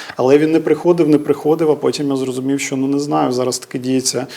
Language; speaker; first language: Ukrainian; native; Ukrainian